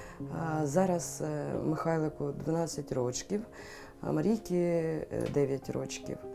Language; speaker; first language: Ukrainian; non-native, local second language; Russian